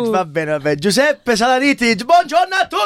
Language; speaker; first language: Italian; early bilingual, heritage; English